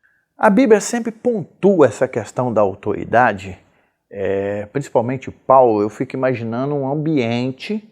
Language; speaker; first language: Portuguese; native; Portuguese